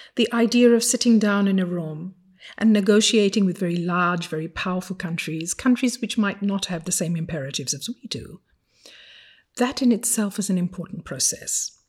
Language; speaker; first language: English; non-native, fluent; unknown